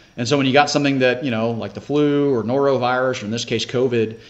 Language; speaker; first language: English; native; English